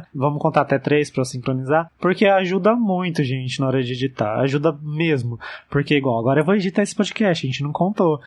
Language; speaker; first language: Portuguese; native; Portuguese